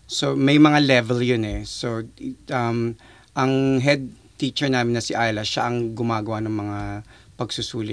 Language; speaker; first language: Filipino; native; Filipino